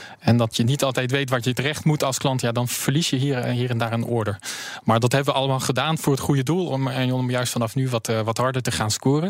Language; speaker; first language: Dutch; early bilingual, heritage; Dutch